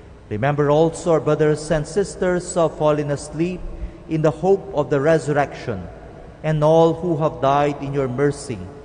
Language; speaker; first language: English; non-native, local second language; Filipino